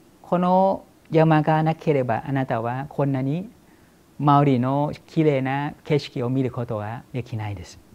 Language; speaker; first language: Japanese; non-native, fluent; Thai